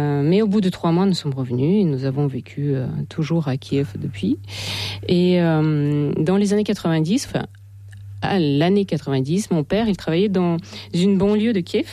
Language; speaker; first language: French; non-native, fluent; Russian